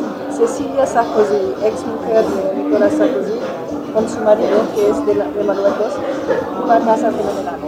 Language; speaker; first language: Spanish; non-native, fluent; German